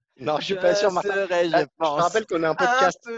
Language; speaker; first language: French; native; French